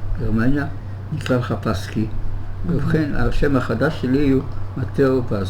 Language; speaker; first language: Hebrew; early bilingual, other home language; German